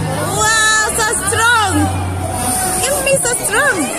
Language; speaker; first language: English; non-native, learner; Indonesian